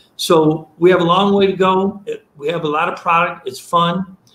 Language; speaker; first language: English; native; English